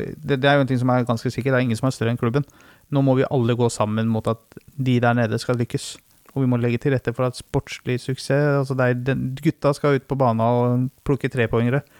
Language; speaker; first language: Norwegian; early bilingual, other home language; Persian